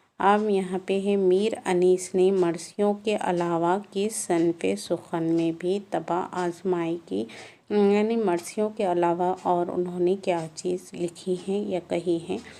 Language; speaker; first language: Urdu; native; Urdu